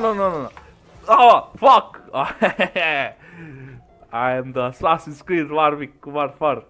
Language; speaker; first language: English; non-native, learner; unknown